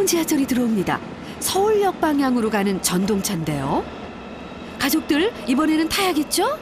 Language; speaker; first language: Korean; native; Korean